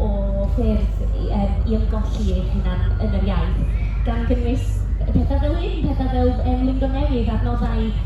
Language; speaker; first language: Welsh; non-native, local second language; English